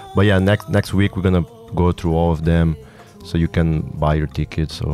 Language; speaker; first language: English; non-native, fluent; Portuguese